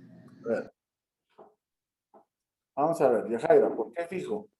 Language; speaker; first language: Spanish; native; Spanish